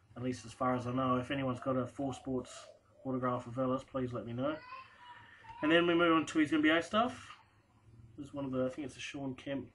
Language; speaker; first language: English; native; English